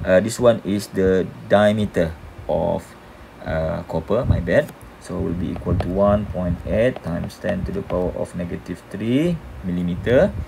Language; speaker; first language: English; non-native, local second language; Malay